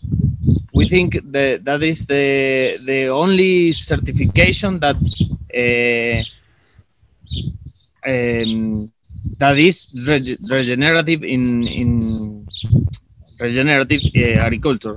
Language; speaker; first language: English; non-native, fluent; Spanish